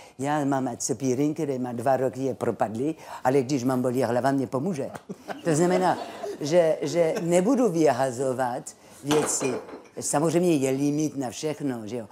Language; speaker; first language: Czech; non-native, fluent; French